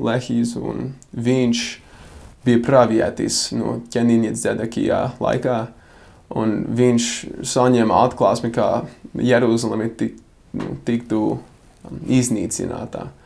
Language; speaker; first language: Latvian; non-native, fluent; English